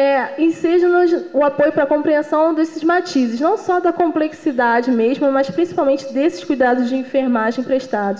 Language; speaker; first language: Portuguese; native; Portuguese